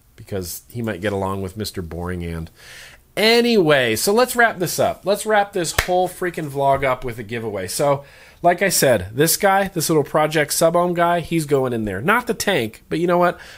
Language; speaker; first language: English; native; English